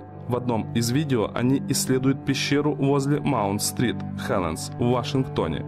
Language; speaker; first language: Russian; native; Russian